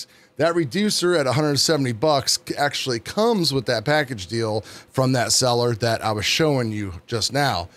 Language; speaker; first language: English; native; English